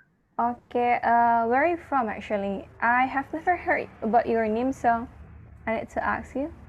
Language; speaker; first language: English; non-native, fluent; Indonesian